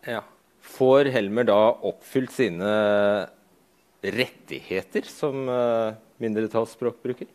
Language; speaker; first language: Norwegian; native; Norwegian